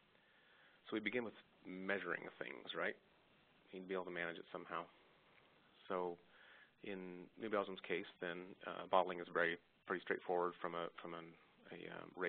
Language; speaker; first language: English; native; English